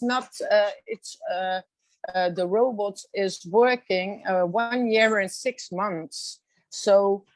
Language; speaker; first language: English; non-native, learner; Dutch